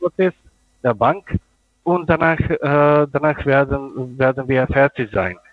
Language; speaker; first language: German; non-native, learner; Russian